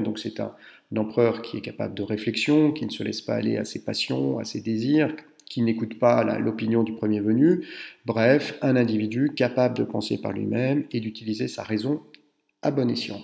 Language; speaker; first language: French; native; French